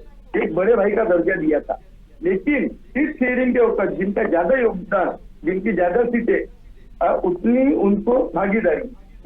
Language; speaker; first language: Hindi; non-native, local second language; Marathi